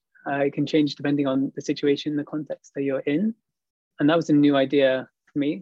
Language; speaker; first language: English; native; English